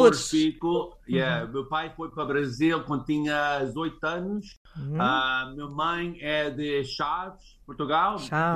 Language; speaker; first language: Portuguese; early bilingual, heritage; English